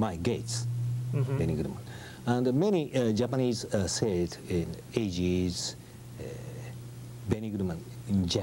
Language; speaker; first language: English; non-native, learner; Japanese